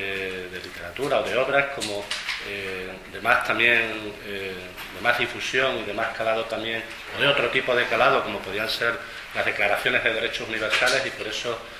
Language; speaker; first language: Spanish; native; Spanish